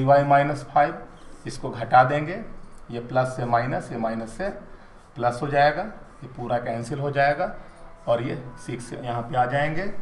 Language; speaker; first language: Hindi; native; Hindi